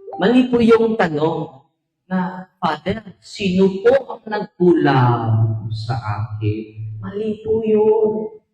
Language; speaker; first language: Filipino; non-native, local second language; Hiligaynon